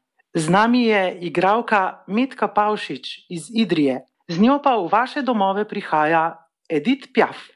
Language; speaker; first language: Slovenian; native; Slovenian